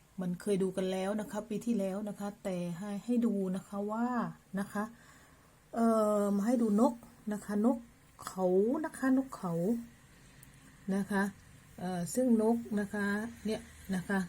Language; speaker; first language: Thai; native; Thai